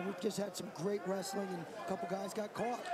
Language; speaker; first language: English; native; English